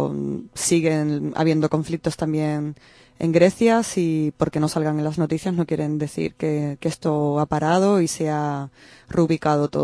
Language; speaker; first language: Spanish; native; Spanish